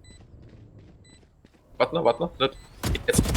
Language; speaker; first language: German; native; German